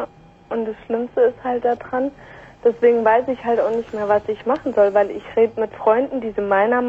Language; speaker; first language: German; native; German